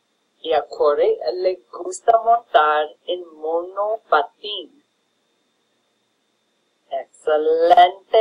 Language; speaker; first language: Spanish; non-native, fluent; English